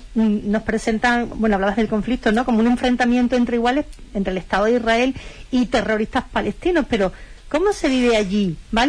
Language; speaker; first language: Spanish; native; Spanish